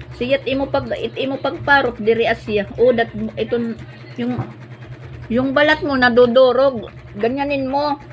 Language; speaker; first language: Filipino; native; Filipino